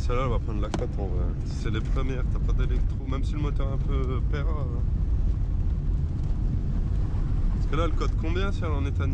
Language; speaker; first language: French; native; French